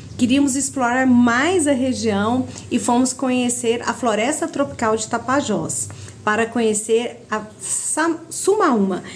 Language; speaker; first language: Portuguese; native; Portuguese